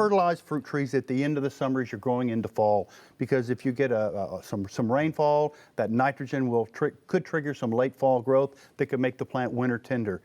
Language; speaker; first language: English; native; English